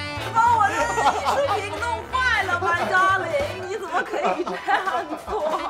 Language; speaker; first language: Chinese; non-native, fluent; Russian